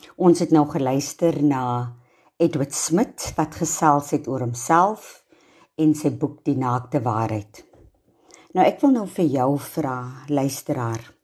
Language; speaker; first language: Afrikaans; native; Afrikaans